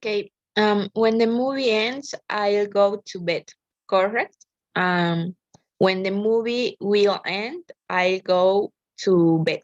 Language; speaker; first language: English; non-native, learner; Spanish